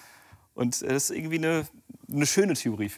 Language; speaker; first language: German; native; German